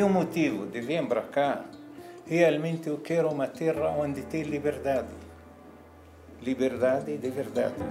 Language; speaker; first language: Portuguese; non-native, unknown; Arabic